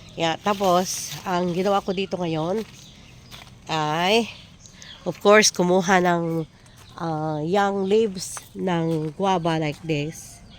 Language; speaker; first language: Filipino; non-native, local second language; Iloko